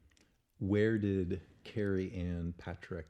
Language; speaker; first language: English; native; English